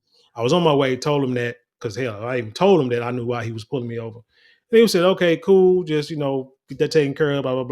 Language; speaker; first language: English; native; English